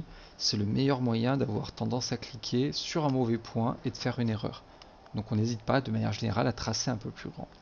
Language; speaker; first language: French; native; French